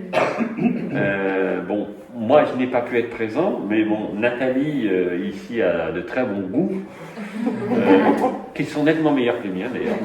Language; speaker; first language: French; native; French